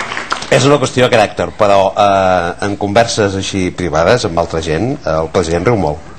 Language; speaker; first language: Catalan; native; Catalan